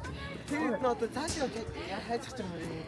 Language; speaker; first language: Mongolian; native; Mongolian